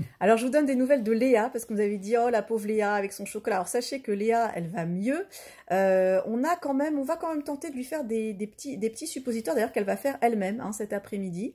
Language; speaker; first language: French; native; French